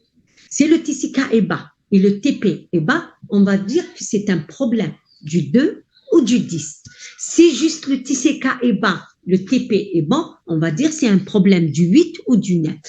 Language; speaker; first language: French; non-native, local second language; Arabic